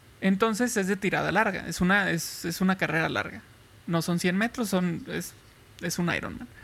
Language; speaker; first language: Spanish; native; Spanish